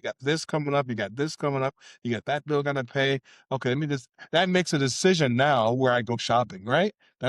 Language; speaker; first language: English; native; English